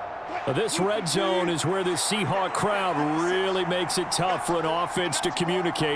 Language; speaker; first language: English; native; English